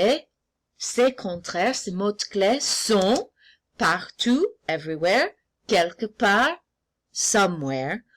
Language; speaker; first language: French; non-native, fluent; English